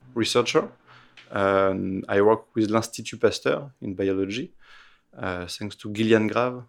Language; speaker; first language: English; non-native, fluent; French